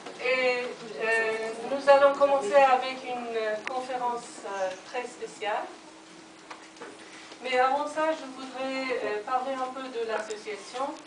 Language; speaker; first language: French; non-native, fluent; Persian